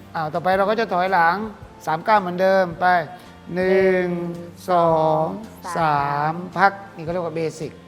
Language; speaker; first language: Thai; native; Thai